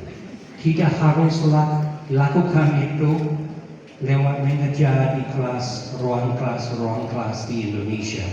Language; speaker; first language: Indonesian; non-native, fluent; English